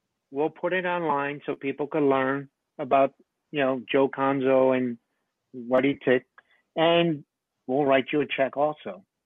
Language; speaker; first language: English; early bilingual, other home language; Spanish